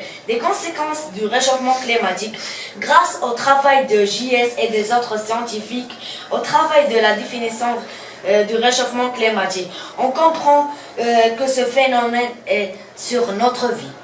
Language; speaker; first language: French; non-native, local second language; Arabic